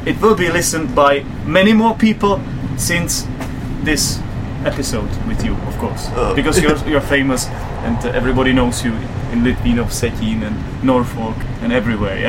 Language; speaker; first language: English; non-native, fluent; Czech